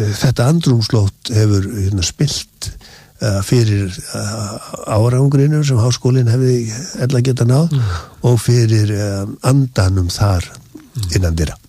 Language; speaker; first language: Icelandic; native; Icelandic